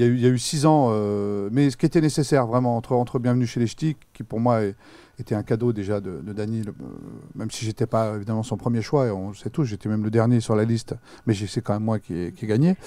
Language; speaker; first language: French; native; French